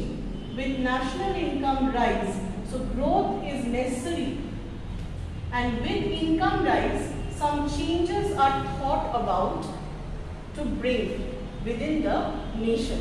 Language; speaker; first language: English; non-native, local second language; Bangla